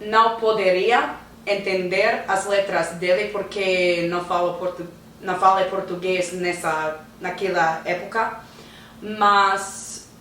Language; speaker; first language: Portuguese; non-native, learner; English